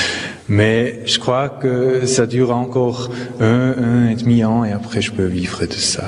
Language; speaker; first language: French; non-native, local second language; Swiss German